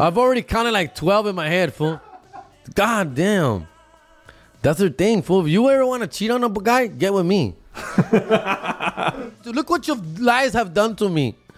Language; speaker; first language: English; early bilingual, other home language; Spanish